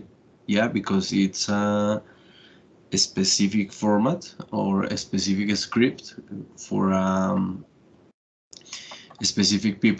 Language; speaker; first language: English; non-native, fluent; Spanish